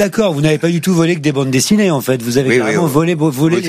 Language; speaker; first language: French; native; French